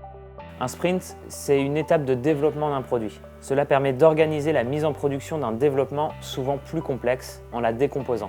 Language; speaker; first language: French; native; French